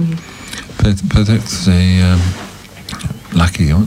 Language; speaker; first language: French; non-native, learner; English